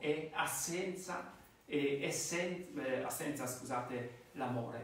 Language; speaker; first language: Italian; non-native, fluent; Polish